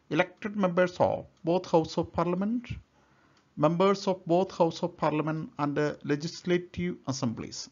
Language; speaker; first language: English; non-native, local second language; Malayalam